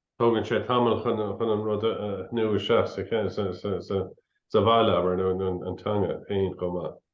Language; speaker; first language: Irish; non-native, local second language; English